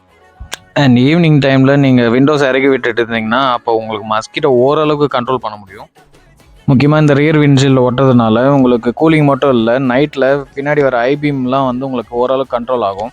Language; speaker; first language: Tamil; native; Tamil